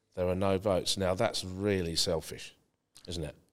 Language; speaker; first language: English; native; English